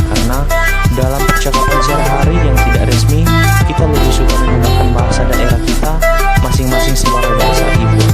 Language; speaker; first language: Indonesian; non-native, local second language; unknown